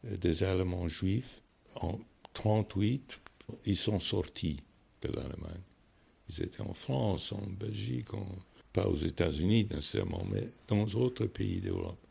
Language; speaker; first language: French; non-native, fluent; English